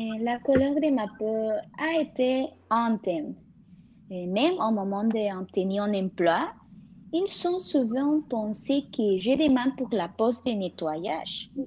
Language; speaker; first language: French; non-native, learner; Spanish